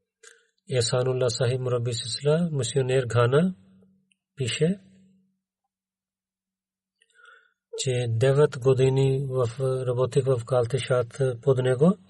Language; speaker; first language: Bulgarian; non-native, learner; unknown